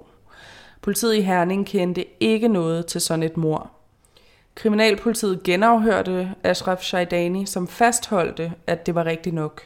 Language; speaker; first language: Danish; native; Danish